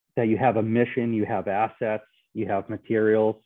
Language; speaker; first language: English; native; English